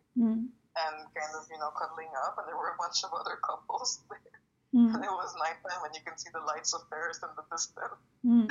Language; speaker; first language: English; non-native, fluent; French